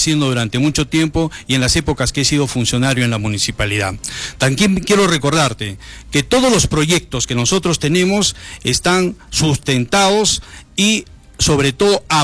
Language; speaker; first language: Spanish; native; Spanish